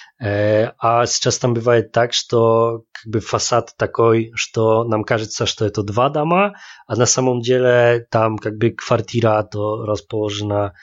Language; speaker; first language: Polish; non-native, learner; Russian